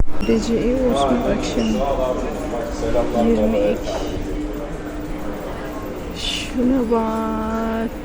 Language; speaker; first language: Turkish; non-native, learner; Indonesian